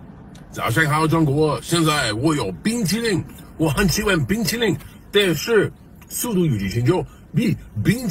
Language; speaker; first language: Chinese; non-native, learner; English